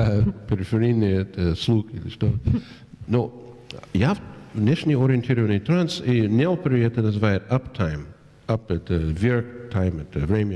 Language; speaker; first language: Russian; non-native, fluent; English